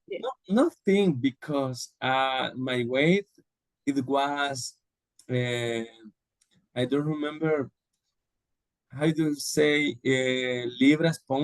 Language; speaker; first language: English; non-native, learner; Spanish